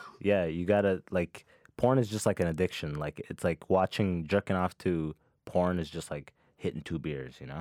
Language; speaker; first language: English; early bilingual, other home language; Arabic